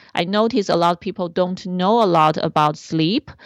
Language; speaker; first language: English; non-native, fluent; Chinese